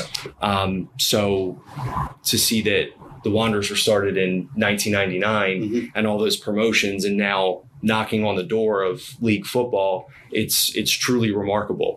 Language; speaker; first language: English; native; English